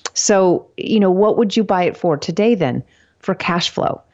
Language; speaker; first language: English; native; English